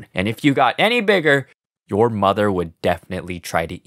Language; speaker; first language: English; native; English